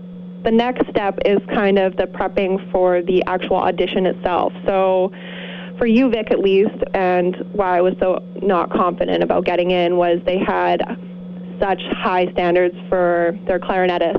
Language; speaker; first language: English; native; English